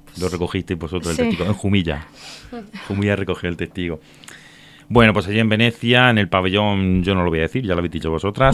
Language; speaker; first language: Spanish; native; Spanish